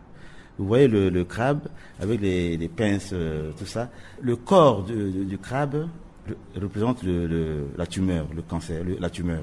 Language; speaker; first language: French; non-native, local second language; Sango